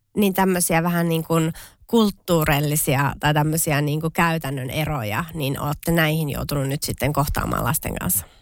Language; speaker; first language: Finnish; native; Finnish